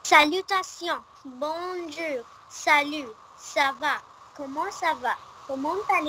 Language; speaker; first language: French; non-native, learner; Arabic